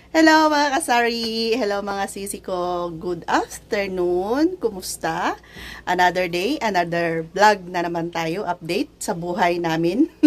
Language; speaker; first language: Filipino; non-native, local second language; Cebuano